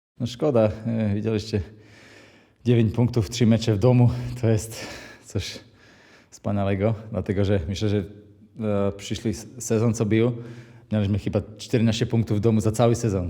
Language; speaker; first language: Polish; non-native, fluent; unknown